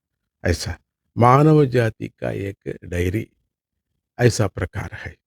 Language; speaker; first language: Hindi; non-native, local second language; Kannada